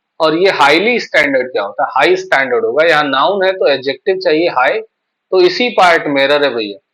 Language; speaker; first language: Hindi; native; Hindi